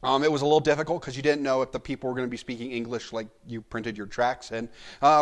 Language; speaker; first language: English; native; English